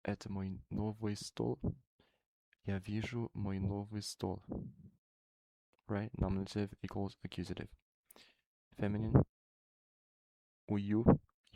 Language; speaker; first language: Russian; non-native, learner; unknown